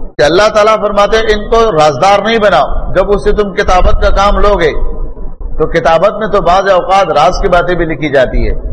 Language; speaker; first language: Urdu; non-native, local second language; Pashto